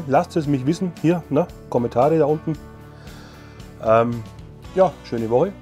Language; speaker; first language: German; native; German